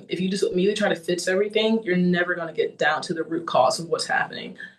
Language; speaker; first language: English; native; English